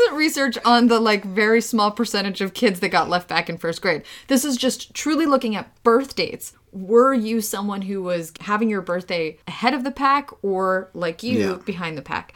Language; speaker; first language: English; early bilingual, other home language; Russian